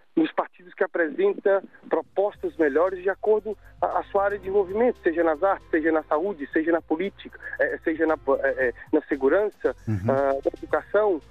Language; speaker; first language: Portuguese; native; Portuguese